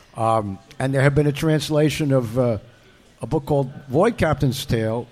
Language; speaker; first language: English; native; English